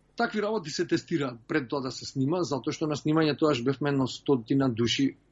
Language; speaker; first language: Macedonian; early bilingual, heritage; Macedonian